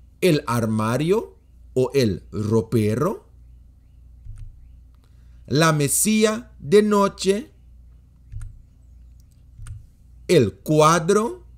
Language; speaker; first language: Spanish; non-native, fluent; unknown